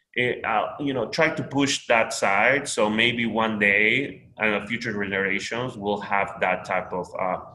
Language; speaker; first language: English; non-native, fluent; Spanish